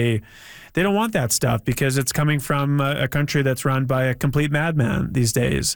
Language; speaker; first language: English; native; English